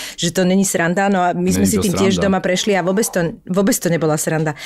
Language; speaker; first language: Slovak; native; Slovak